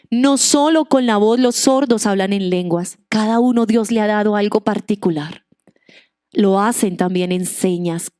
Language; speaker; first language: Spanish; non-native, local second language; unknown